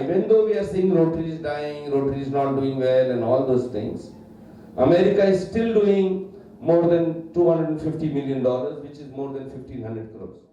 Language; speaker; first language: English; non-native, local second language; Telugu